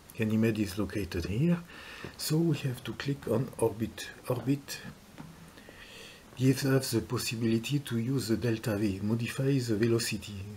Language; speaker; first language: English; non-native, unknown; French